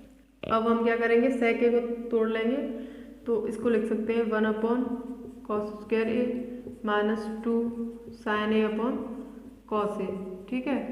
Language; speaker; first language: Hindi; native; Hindi